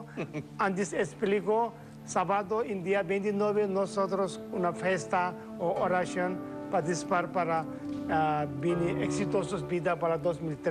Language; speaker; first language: Spanish; non-native, learner; Tibetan